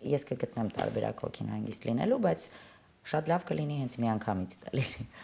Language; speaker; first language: Armenian; native; Armenian